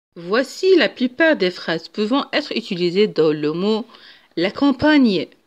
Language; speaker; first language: French; non-native, local second language; Arabic